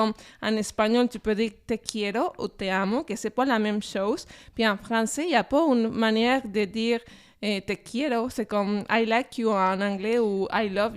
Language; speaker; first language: French; non-native, fluent; Spanish